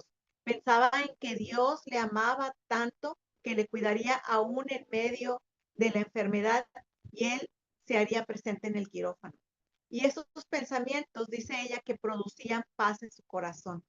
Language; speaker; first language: Spanish; native; Spanish